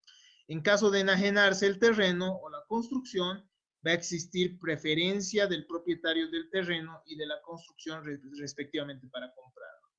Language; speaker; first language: Spanish; native; Spanish